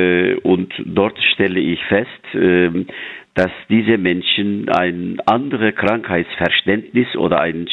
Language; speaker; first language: German; non-native, fluent; Turkish